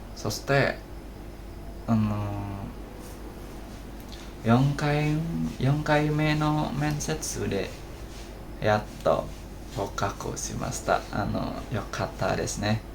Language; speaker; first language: Japanese; non-native, learner; Indonesian